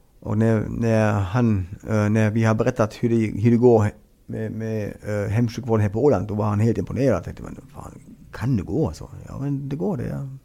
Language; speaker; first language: Swedish; non-native, fluent; German